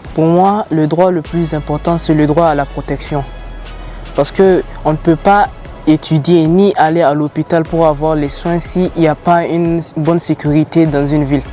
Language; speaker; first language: French; non-native, local second language; Hausa